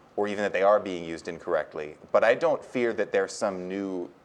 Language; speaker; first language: English; native; English